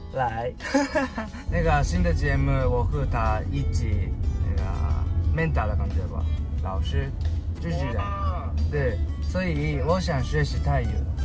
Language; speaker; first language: Chinese; non-native, learner; Japanese